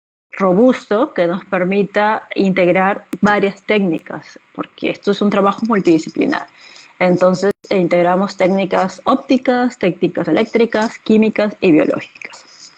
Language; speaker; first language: Spanish; native; Spanish